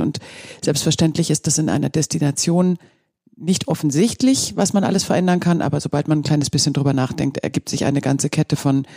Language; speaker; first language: German; native; German